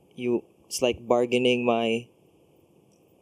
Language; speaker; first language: English; non-native, local second language; Cebuano